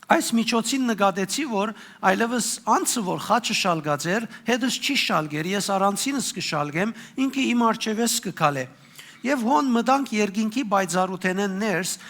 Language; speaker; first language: Armenian; native; Armenian